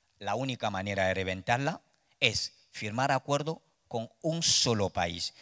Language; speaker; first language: Spanish; non-native, fluent; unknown